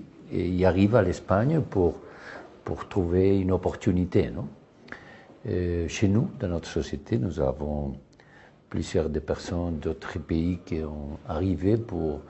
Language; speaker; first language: French; non-native, learner; Spanish